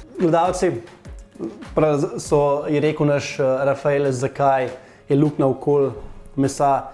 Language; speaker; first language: Slovenian; native; Slovenian